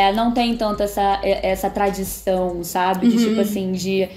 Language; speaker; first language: Portuguese; native; Portuguese